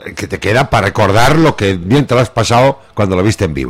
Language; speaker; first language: Spanish; native; Spanish